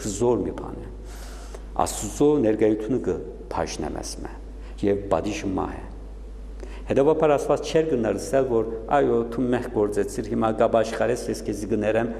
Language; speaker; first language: Armenian; native; Armenian